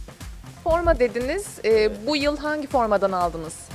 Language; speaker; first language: Turkish; native; Turkish